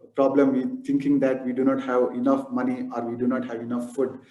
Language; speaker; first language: English; non-native, local second language; Kannada